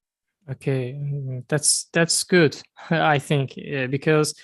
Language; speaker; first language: English; non-native, learner; Azerbaijani